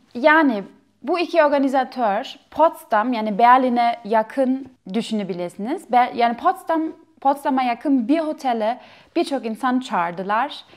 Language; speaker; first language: Turkish; non-native, fluent; German